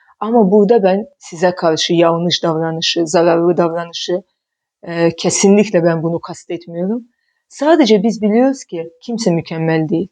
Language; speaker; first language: Turkish; non-native, fluent; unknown